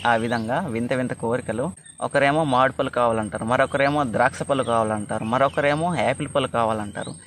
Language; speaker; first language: Telugu; non-native, local second language; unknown